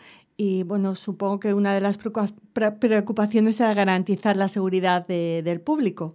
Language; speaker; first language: Spanish; native; Spanish